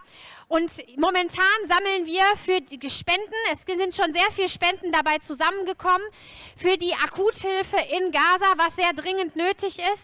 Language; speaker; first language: German; native; German